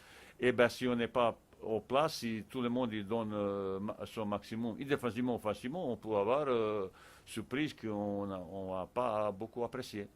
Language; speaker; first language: French; non-native, fluent; Bosnian